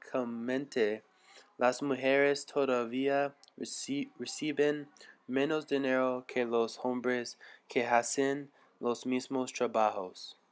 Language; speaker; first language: Spanish; non-native, learner; English